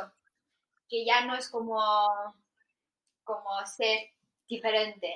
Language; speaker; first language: Spanish; non-native, fluent; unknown